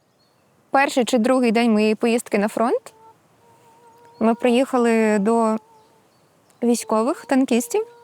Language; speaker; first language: Ukrainian; native; Ukrainian